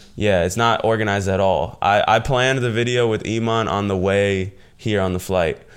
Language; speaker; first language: English; native; English